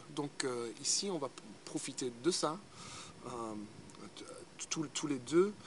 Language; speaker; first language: French; early bilingual, heritage; English